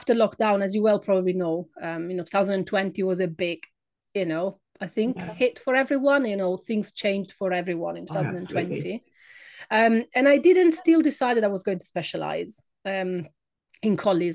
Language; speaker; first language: English; non-native, fluent; Italian